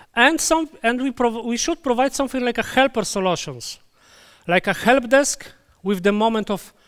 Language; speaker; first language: English; non-native, fluent; Polish